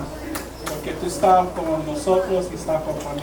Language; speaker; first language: Spanish; early bilingual, heritage; English